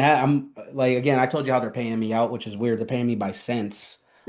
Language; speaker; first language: English; native; English